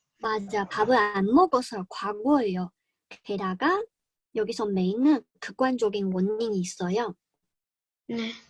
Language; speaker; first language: Korean; non-native, learner; Chinese